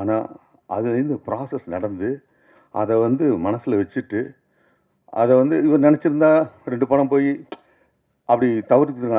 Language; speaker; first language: Tamil; native; Tamil